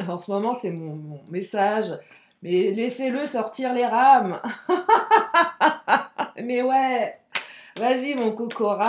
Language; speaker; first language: French; native; French